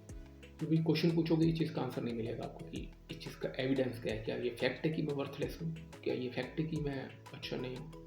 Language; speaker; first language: Hindi; non-native, local second language; Punjabi